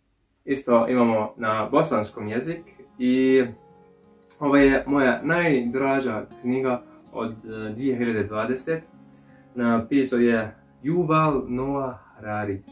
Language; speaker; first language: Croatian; early bilingual, heritage; English